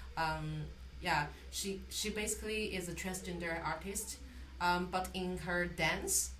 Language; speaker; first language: English; non-native, fluent; Chinese